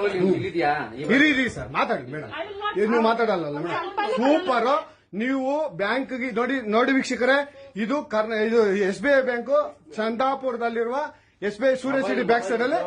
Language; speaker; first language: Kannada; native; Kannada